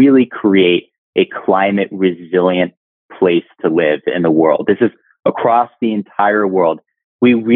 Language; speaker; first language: English; native; English